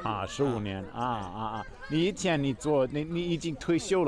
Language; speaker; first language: Chinese; non-native, learner; English